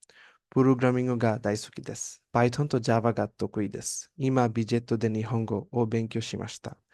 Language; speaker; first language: Japanese; non-native, learner; Bangla